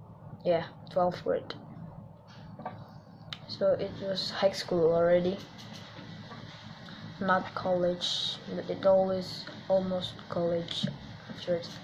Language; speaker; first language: English; non-native, learner; Indonesian